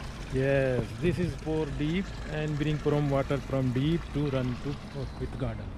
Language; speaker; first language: English; non-native, learner; Urdu